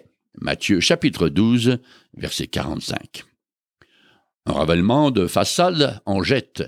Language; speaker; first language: French; native; French